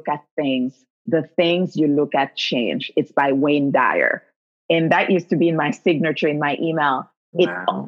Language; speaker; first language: English; non-native, fluent; Haitian Creole